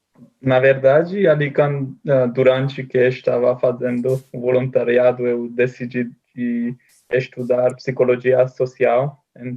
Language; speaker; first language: Portuguese; non-native, learner; Hungarian